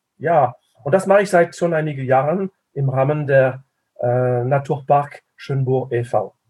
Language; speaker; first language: German; non-native, fluent; French